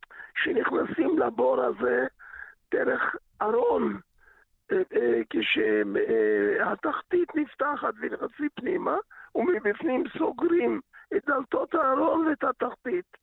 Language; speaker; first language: Hebrew; early bilingual, other home language; Yiddish